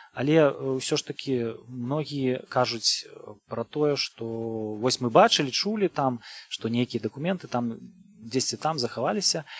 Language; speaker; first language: Belarusian; native; Belarusian